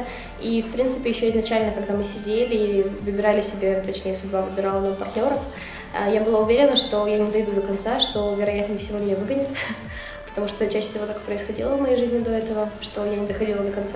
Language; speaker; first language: Russian; native; Russian